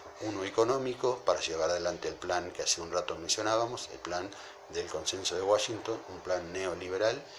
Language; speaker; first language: Spanish; native; Spanish